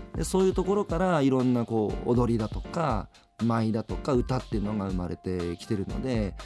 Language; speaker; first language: Japanese; native; Japanese